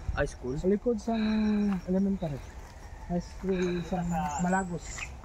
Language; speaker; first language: Filipino; non-native, local second language; Cebuano